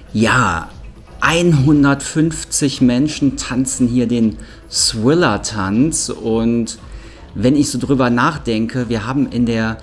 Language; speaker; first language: German; native; German